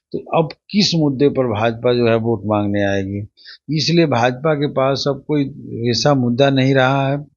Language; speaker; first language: Hindi; native; Hindi